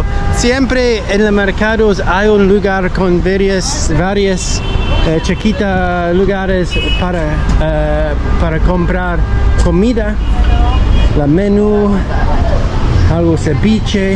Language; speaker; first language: Spanish; non-native, learner; English